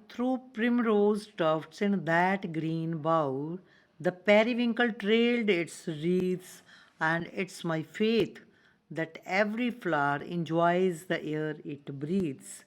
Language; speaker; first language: English; non-native, local second language; Punjabi